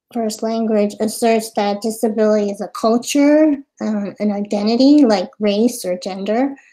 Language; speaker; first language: English; native; English